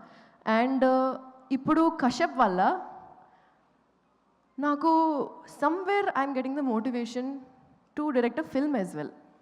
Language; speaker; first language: Telugu; non-native, fluent; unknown